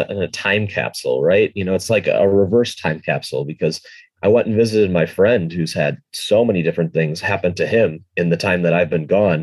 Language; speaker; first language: English; native; English